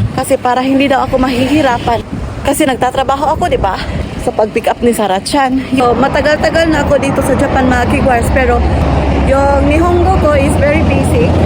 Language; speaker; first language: Filipino; non-native, local second language; Cebuano